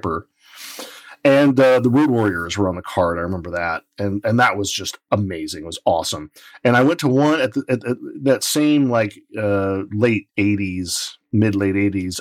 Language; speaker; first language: English; native; English